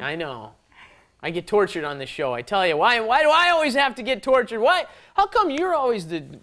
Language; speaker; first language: English; native; English